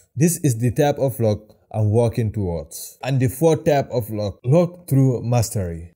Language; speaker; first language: English; non-native, local second language; Wolof